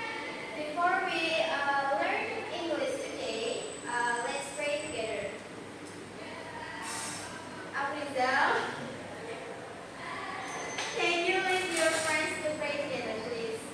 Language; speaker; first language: English; non-native, learner; Indonesian